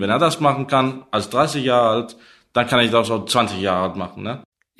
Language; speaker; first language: German; non-native, learner; Danish